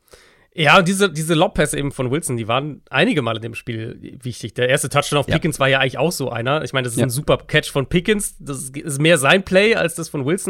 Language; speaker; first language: German; native; German